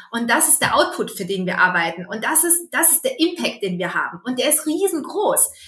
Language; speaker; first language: German; early bilingual, other home language; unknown